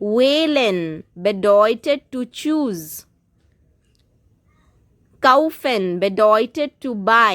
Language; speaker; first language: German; non-native, fluent; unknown